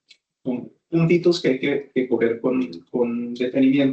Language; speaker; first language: Spanish; native; Spanish